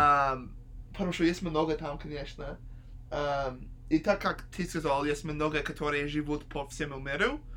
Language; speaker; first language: Russian; non-native, learner; English